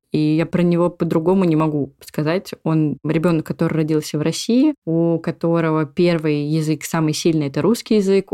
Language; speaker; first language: Russian; native; Russian